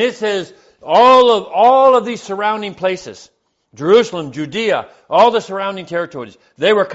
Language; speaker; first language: English; native; English